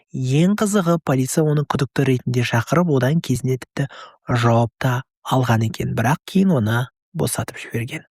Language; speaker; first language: Kazakh; native; Kazakh